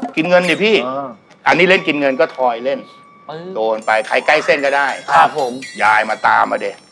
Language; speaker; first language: Thai; native; Thai